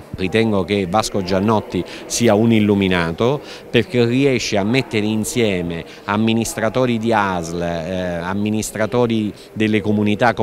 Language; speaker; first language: Italian; native; Italian